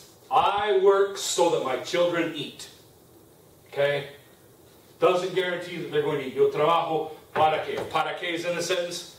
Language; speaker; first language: English; native; English